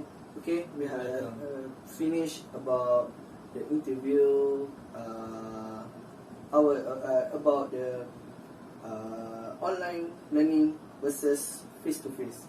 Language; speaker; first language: English; non-native, local second language; Malay